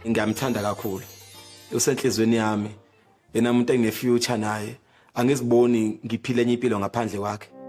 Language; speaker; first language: Zulu; native; Zulu